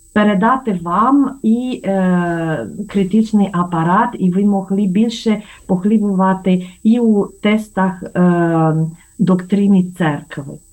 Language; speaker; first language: Ukrainian; non-native, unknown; Romanian